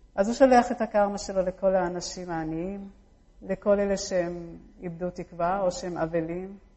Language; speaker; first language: Hebrew; early bilingual, other home language; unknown